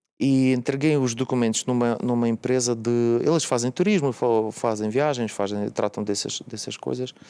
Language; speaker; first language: Portuguese; non-native, fluent; Russian